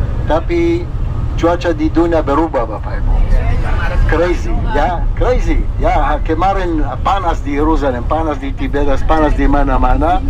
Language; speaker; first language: Indonesian; non-native, fluent; Hebrew